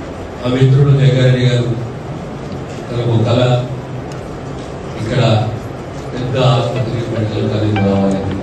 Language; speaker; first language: Telugu; native; Telugu